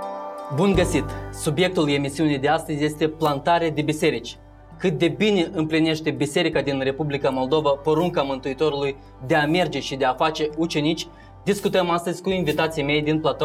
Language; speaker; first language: Romanian; native; Romanian